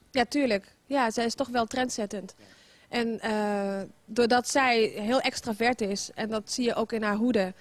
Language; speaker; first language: Dutch; native; Dutch